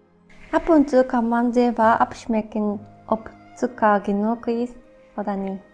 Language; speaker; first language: German; non-native, fluent; Japanese